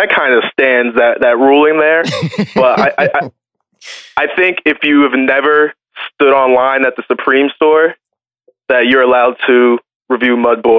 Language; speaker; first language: English; native; English